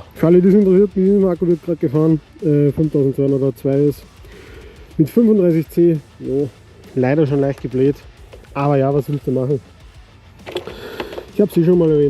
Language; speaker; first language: German; native; German